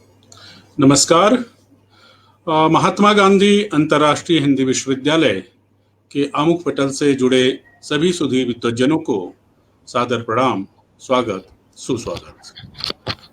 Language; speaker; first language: Hindi; native; Hindi